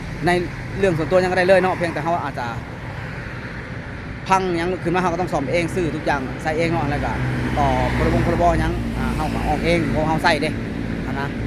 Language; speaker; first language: Thai; non-native, local second language; Northeastern Thai